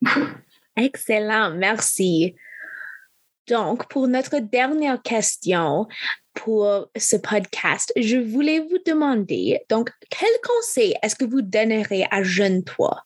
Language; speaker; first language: French; non-native, local second language; English